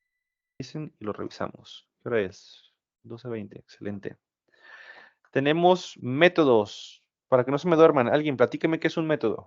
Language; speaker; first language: Spanish; native; Spanish